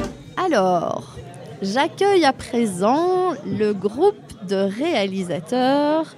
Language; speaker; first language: French; native; French